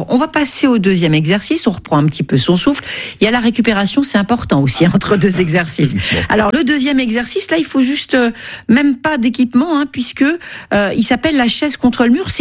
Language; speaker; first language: French; native; French